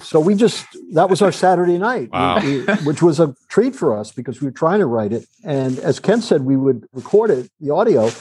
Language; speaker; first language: English; native; English